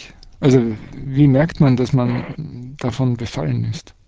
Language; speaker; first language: German; early bilingual, other home language; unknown